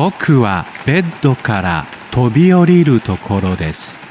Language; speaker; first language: Japanese; non-native, learner; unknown